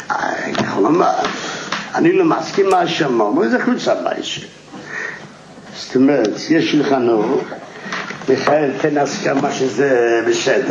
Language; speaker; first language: Hebrew; non-native, fluent; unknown